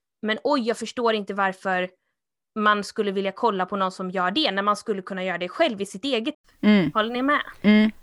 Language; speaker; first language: Swedish; native; Swedish